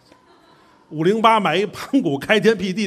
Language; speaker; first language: Chinese; native; Chinese